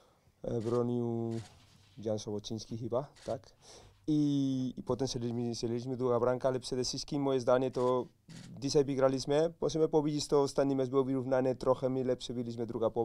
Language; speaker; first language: Polish; non-native, learner; Spanish